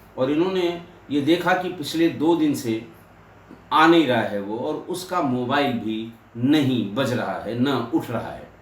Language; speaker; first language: Hindi; native; Hindi